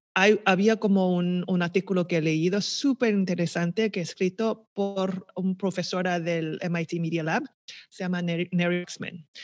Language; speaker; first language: Spanish; non-native, fluent; Chinese